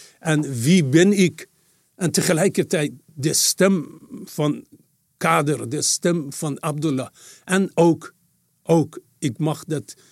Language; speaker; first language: Dutch; non-native, fluent; Persian